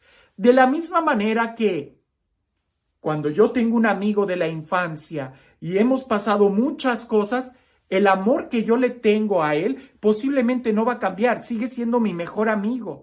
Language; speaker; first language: Spanish; native; Spanish